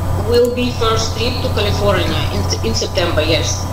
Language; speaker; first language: English; non-native, learner; Russian